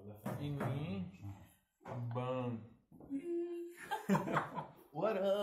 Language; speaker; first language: Indonesian; non-native, learner; Dutch